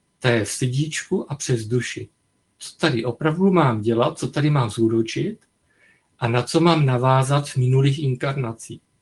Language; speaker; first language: Czech; native; Czech